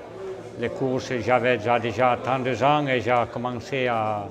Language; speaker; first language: French; non-native, learner; Italian